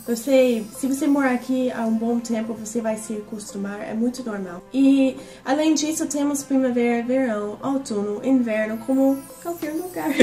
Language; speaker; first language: Portuguese; non-native, fluent; English